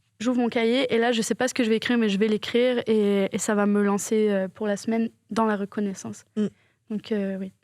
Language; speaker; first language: French; native; French